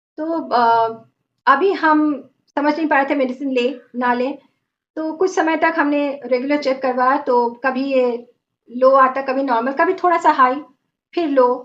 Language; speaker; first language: Hindi; non-native, local second language; Bangla